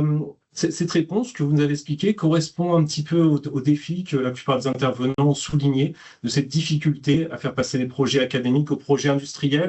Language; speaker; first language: French; native; French